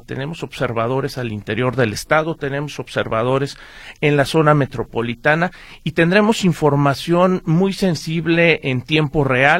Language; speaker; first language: Spanish; native; Spanish